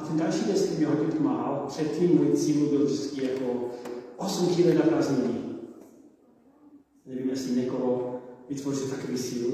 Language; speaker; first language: Czech; non-native, learner; English